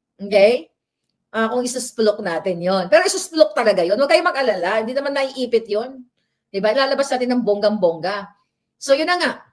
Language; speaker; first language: Filipino; native; Filipino